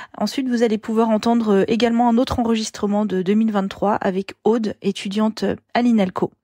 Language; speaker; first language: French; native; French